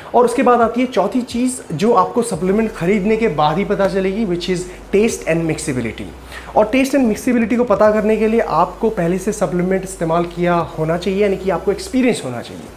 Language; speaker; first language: Hindi; native; Hindi